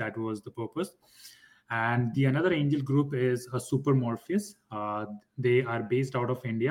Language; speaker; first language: English; non-native, local second language; Hindi